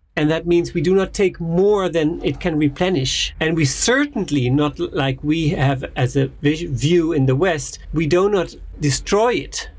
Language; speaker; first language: English; non-native, fluent; Dutch